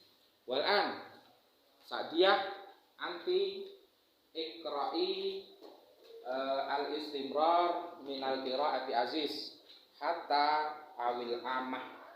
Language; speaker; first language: Arabic; non-native, fluent; Indonesian